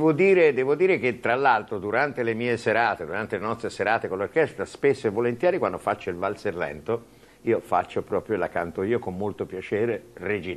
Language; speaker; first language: Italian; native; Italian